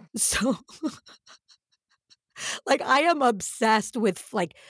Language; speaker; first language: English; early bilingual, other home language; Arabic